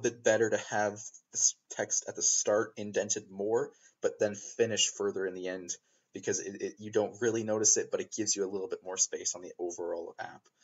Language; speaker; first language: English; native; English